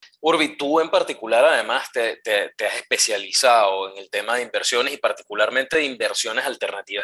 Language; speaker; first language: Spanish; native; Spanish